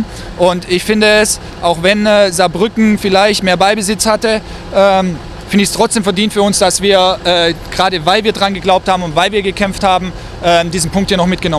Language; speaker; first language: German; native; German